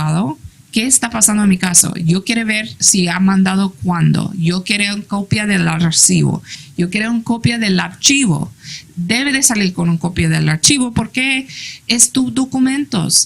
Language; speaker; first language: Spanish; early bilingual, heritage; English